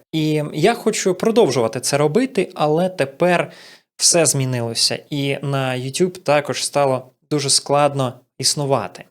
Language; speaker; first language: Ukrainian; non-native, local second language; Russian